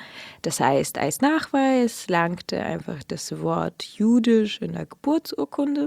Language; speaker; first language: German; early bilingual, other home language; Russian